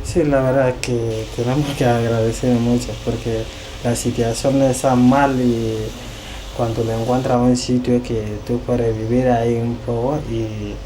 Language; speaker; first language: Spanish; non-native, learner; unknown